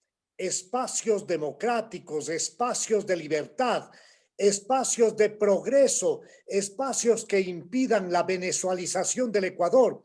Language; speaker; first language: Spanish; native; Spanish